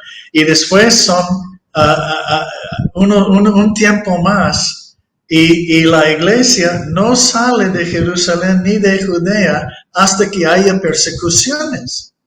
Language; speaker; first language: Spanish; non-native, fluent; English